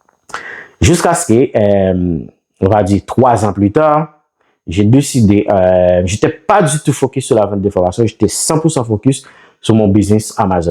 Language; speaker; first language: French; non-native, local second language; Haitian Creole